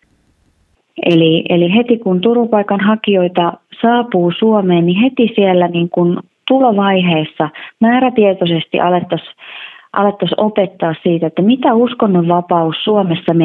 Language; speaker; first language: Finnish; native; Finnish